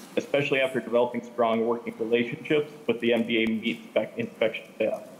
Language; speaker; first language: English; native; English